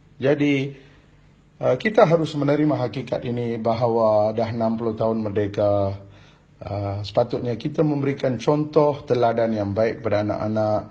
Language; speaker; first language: Malay; non-native, local second language; Tamil